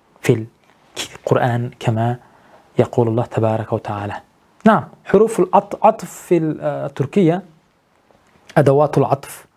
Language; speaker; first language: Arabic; non-native, learner; Turkish